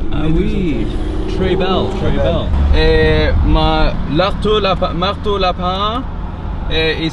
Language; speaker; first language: French; non-native, learner; English